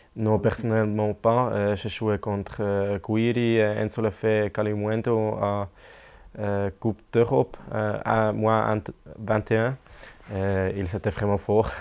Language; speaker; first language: French; non-native, local second language; German